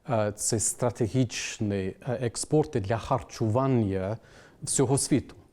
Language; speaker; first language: Ukrainian; non-native, fluent; English